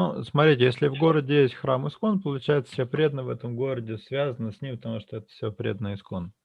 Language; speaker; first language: Russian; native; Russian